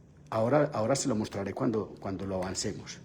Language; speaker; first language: Spanish; native; Spanish